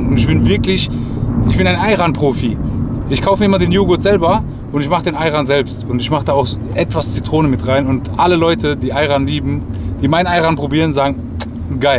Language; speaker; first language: German; native; German